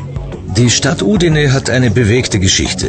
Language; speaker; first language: German; native; German